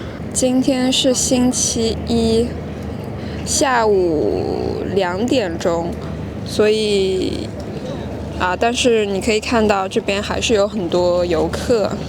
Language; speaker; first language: Chinese; non-native, fluent; French